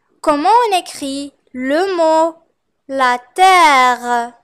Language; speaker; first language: French; non-native, fluent; Arabic